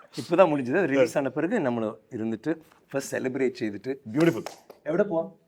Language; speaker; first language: Tamil; non-native, learner; Malayalam